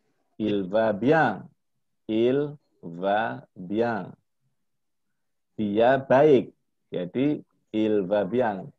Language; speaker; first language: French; non-native, fluent; Indonesian